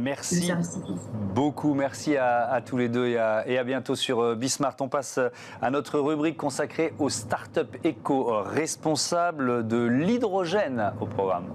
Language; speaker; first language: French; native; French